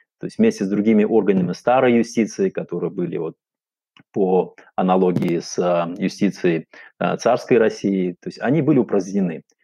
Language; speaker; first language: Russian; non-native, local second language; Uzbek